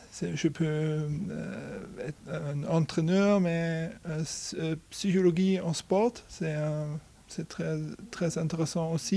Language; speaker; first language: French; non-native, learner; German